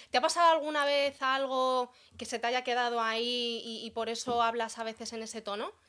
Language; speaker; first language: Spanish; early bilingual, other home language; Arabic